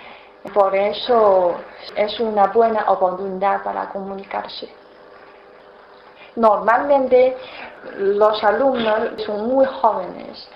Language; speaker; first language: Spanish; non-native, learner; Chinese